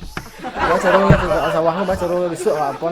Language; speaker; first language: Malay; non-native, local second language; Minangkabau